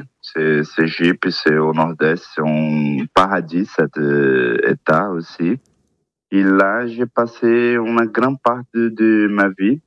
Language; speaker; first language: French; non-native, learner; Portuguese